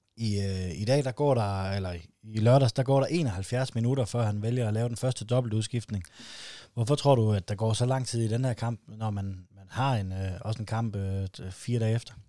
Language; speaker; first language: Danish; native; Danish